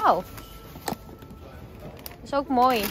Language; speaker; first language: Dutch; non-native, learner; Indonesian